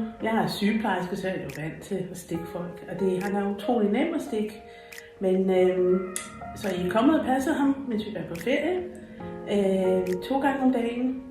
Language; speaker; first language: Danish; non-native, fluent; English